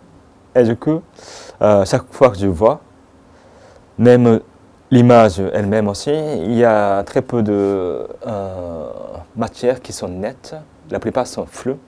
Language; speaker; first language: French; non-native, fluent; Japanese